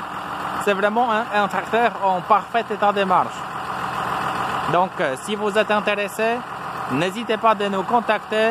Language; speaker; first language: French; non-native, fluent; Polish